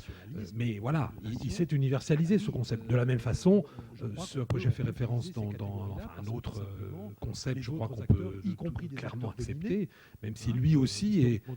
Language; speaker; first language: French; native; French